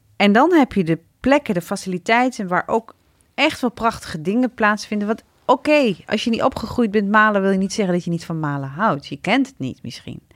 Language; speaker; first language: Dutch; early bilingual, other home language; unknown